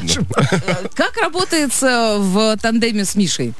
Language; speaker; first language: Russian; native; Russian